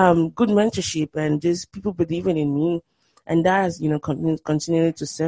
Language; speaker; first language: English; non-native, local second language; Yoruba